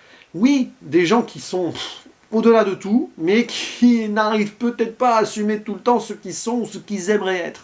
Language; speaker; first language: French; native; French